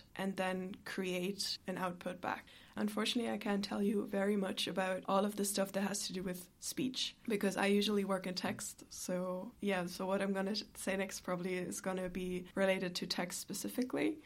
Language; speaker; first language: English; non-native, fluent; German